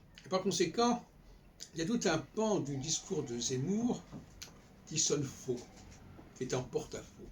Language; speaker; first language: French; native; French